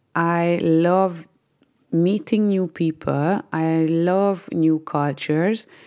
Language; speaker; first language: English; non-native, fluent; Hungarian